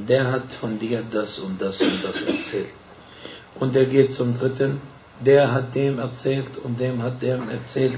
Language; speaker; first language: German; non-native, fluent; Arabic